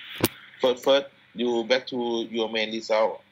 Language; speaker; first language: English; non-native, learner; Thai